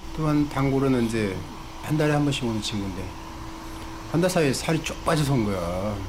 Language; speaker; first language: Korean; native; Korean